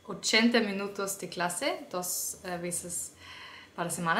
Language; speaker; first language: Spanish; non-native, learner; German